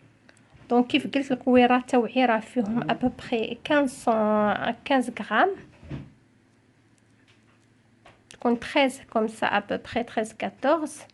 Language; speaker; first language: Arabic; native; Arabic